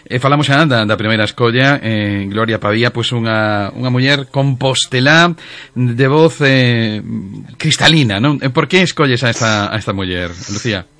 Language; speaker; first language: Galician; non-native, local second language; Spanish